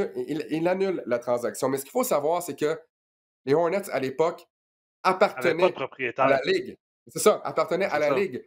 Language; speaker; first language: French; native; French